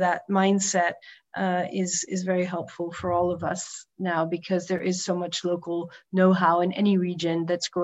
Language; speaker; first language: English; native; English